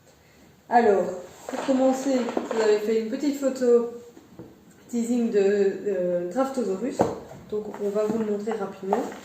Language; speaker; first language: French; native; French